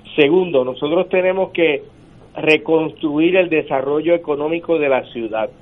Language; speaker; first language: Spanish; native; Spanish